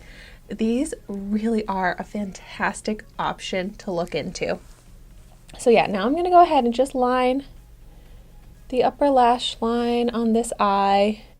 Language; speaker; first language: English; native; English